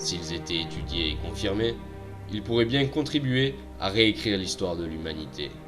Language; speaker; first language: French; native; French